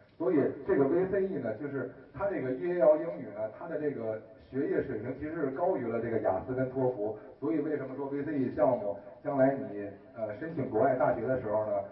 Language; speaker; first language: Chinese; native; Chinese